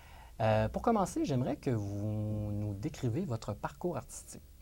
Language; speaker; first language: French; native; French